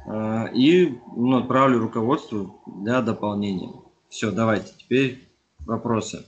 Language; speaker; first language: Russian; native; Russian